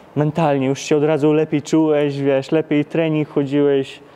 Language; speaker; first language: Polish; native; Polish